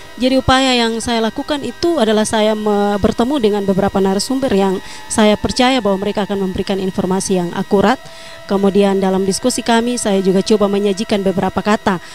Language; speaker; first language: Indonesian; non-native, local second language; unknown